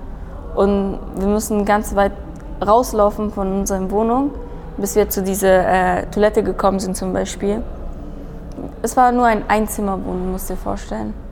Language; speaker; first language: German; early bilingual, other home language; Persian